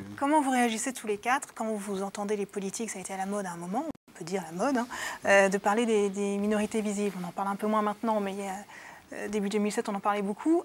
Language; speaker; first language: French; native; French